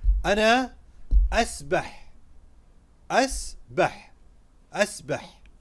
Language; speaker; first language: Arabic; non-native, fluent; Urdu